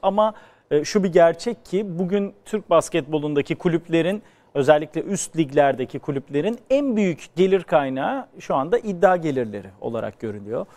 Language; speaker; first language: Turkish; native; Turkish